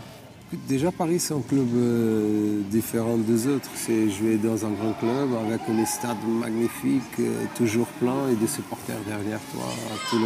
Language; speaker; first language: French; non-native, fluent; Portuguese